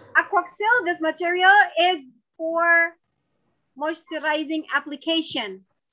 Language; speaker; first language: English; non-native, fluent; Indonesian